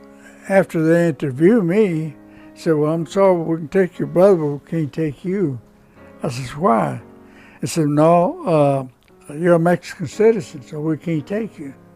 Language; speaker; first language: English; non-native, local second language; Spanish